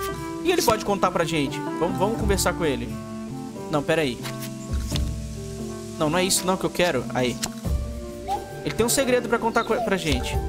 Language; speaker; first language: Portuguese; native; Portuguese